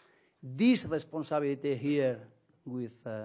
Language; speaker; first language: English; non-native, learner; Spanish